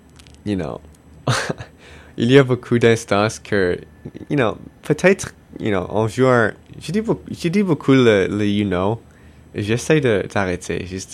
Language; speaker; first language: French; non-native, local second language; English